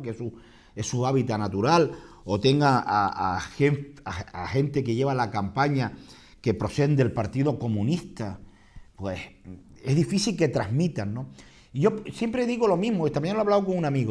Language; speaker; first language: Spanish; native; Spanish